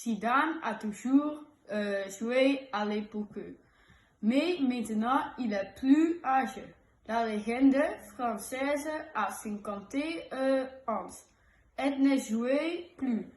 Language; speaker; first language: French; non-native, learner; Dutch